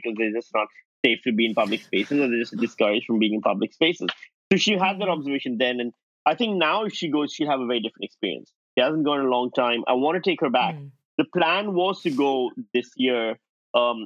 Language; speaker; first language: English; non-native, local second language; Urdu